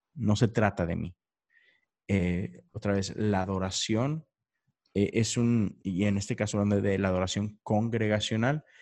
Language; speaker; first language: Spanish; native; Spanish